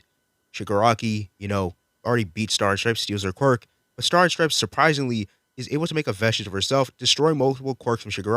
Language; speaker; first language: English; native; English